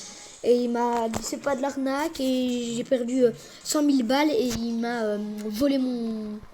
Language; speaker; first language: French; native; French